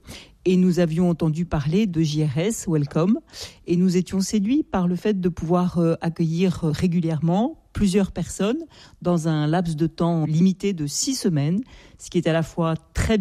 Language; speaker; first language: French; native; French